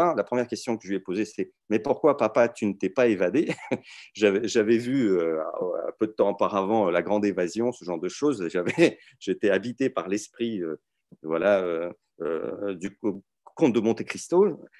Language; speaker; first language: French; early bilingual, other home language; Russian